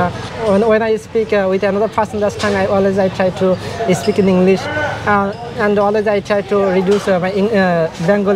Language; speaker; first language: English; non-native, learner; Bangla